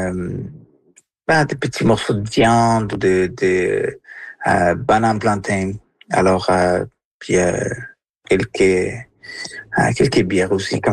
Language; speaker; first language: French; non-native, fluent; Spanish